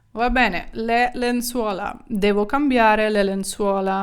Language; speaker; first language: Italian; non-native, fluent; Ukrainian